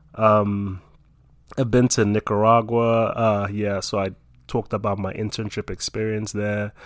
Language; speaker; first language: English; non-native, local second language; Yoruba